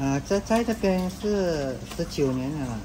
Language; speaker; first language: Chinese; non-native, local second language; Min Nan Chinese